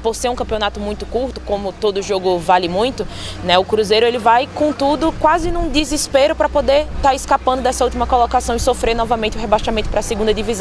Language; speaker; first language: Portuguese; native; Portuguese